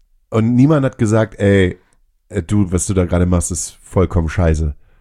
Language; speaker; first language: German; native; German